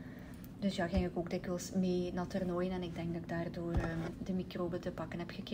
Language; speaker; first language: Dutch; native; Dutch